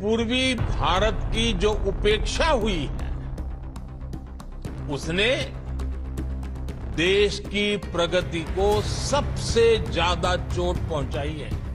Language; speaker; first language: Hindi; non-native, local second language; Gujarati